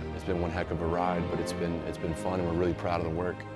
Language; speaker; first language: English; native; English